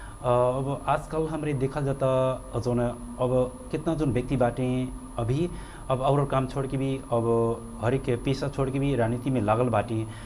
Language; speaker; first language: Bhojpuri; non-native, local second language; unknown